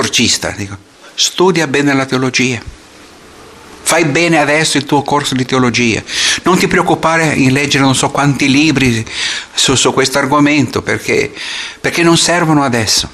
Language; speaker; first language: Italian; non-native, fluent; Portuguese